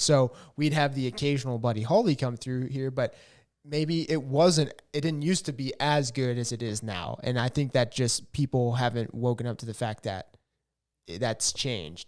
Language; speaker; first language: English; native; English